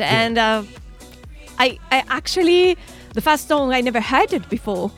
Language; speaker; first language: English; non-native, fluent; Spanish